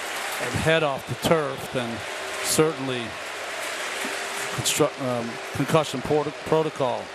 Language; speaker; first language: English; native; English